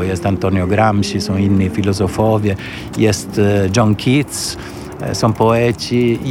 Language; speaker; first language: Polish; non-native, fluent; Italian